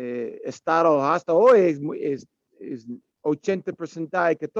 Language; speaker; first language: Spanish; non-native, learner; English